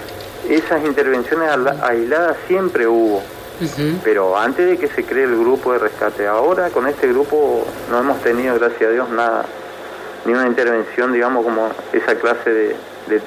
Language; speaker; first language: Spanish; native; Spanish